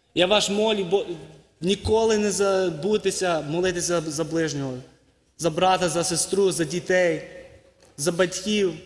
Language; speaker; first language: Ukrainian; early bilingual, heritage; Ukrainian